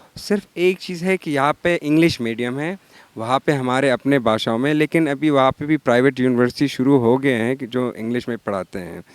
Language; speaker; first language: Hindi; non-native, fluent; Pashto